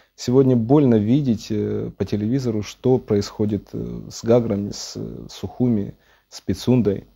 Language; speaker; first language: Russian; native; Russian